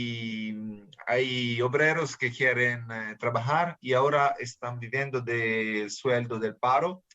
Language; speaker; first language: Spanish; non-native, fluent; Italian